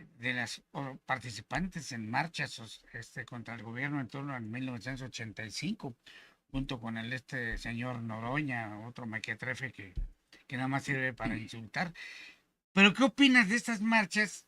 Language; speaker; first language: Spanish; native; Spanish